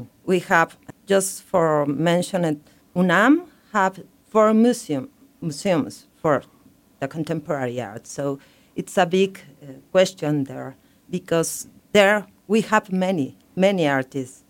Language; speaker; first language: English; non-native, learner; Spanish